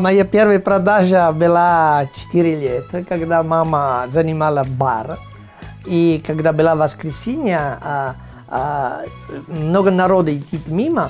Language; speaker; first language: Russian; non-native, learner; Italian